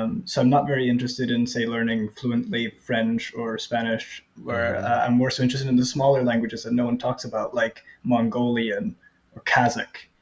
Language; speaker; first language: English; non-native, fluent; Norwegian